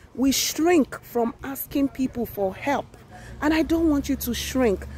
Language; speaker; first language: English; non-native, local second language; Yoruba